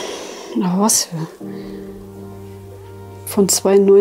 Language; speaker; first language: German; native; German